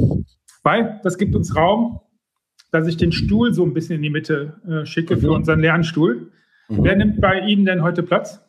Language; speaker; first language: German; native; German